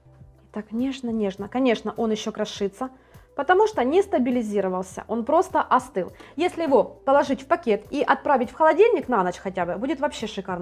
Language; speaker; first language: Russian; native; Russian